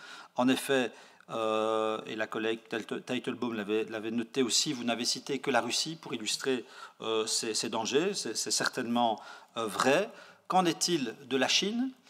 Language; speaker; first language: French; native; French